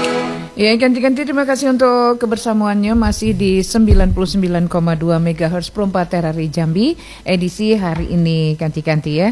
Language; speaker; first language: Indonesian; native; Indonesian